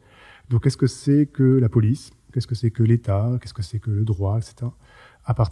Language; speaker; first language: French; native; French